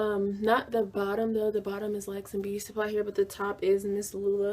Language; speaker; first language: English; native; English